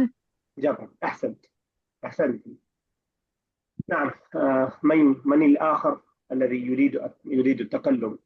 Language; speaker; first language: Arabic; non-native, learner; Urdu